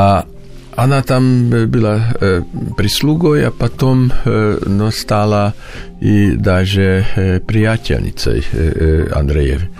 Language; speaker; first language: Russian; non-native, learner; Hungarian